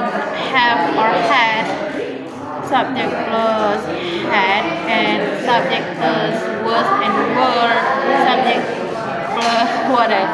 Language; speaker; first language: English; non-native, learner; Indonesian